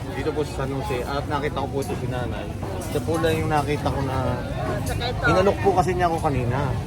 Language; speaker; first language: Filipino; native; Filipino